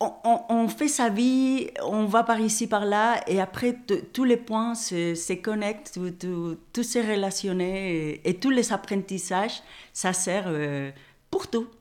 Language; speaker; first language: French; non-native, fluent; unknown